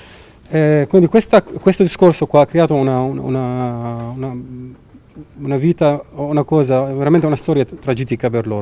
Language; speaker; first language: Italian; non-native, learner; Arabic